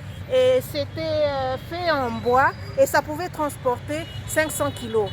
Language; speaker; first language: French; non-native, local second language; Swahili